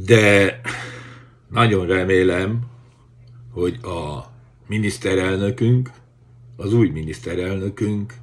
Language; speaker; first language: Hungarian; native; Hungarian